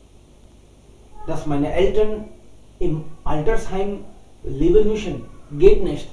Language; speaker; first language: German; non-native, learner; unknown